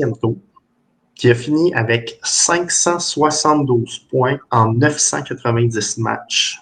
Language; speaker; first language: French; native; French